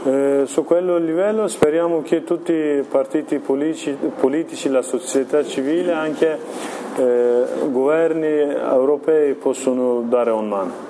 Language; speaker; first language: Italian; non-native, learner; Kurdish